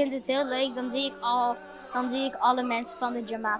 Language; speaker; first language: Dutch; early bilingual, other home language; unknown